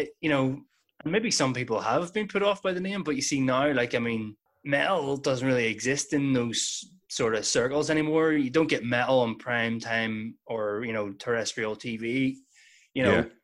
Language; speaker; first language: English; native; English